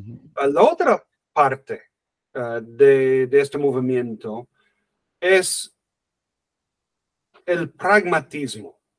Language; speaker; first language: Spanish; non-native, fluent; English